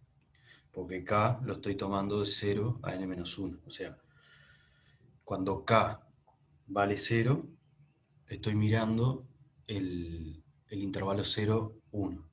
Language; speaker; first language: Spanish; native; Spanish